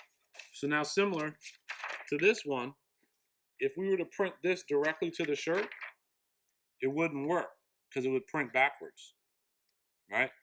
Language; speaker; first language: English; native; English